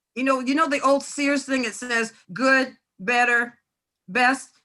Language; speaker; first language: English; native; English